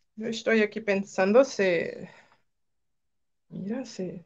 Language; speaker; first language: Spanish; non-native, fluent; Portuguese